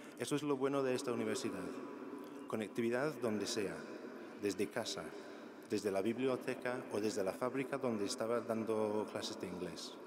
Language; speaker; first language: Spanish; non-native, fluent; English